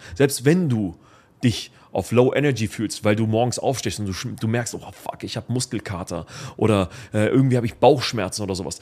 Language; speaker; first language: German; early bilingual, other home language; Arabic